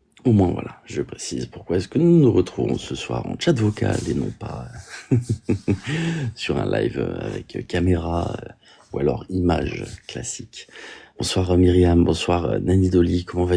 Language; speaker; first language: French; native; French